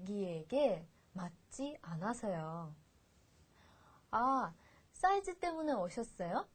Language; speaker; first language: Korean; non-native, fluent; Russian